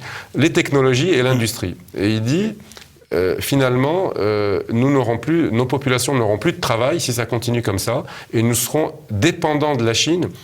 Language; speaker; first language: French; native; French